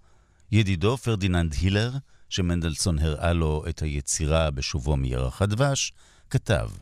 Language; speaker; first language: Hebrew; native; Hebrew